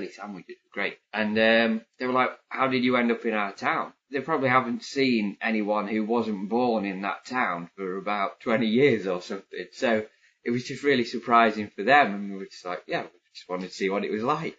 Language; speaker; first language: English; native; English